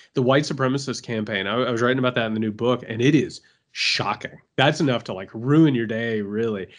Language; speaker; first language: English; native; English